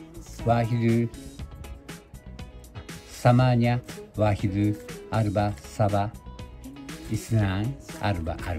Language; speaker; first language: Arabic; non-native, learner; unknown